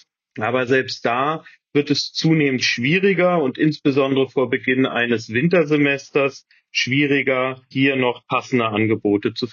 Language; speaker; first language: German; native; German